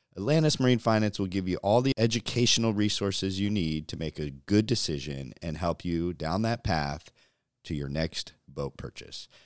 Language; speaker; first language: English; native; English